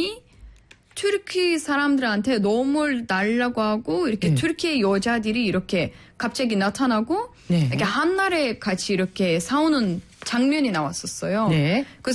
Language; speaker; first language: Korean; non-native, fluent; Turkish